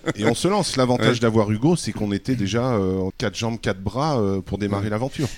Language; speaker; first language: French; native; French